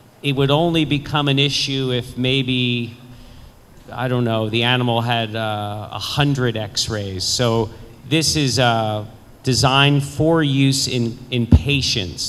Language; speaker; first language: English; native; English